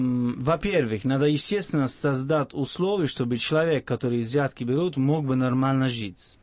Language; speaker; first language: Russian; non-native, fluent; Italian